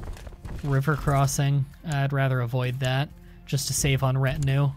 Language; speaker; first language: English; native; English